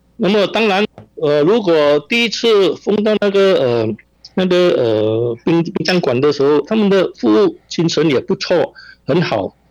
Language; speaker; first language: Chinese; non-native, local second language; Min Nan Chinese